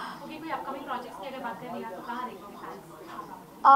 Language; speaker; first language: Hindi; native; Hindi